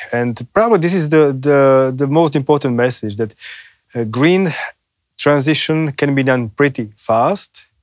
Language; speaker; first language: English; non-native, fluent; Slovak